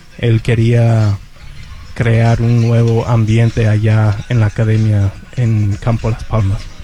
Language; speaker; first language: Spanish; non-native, fluent; English